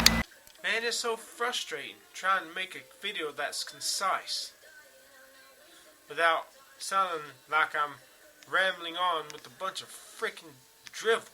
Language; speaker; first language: English; native; English